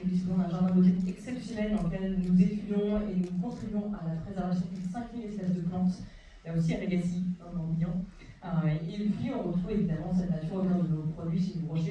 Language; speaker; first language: French; native; French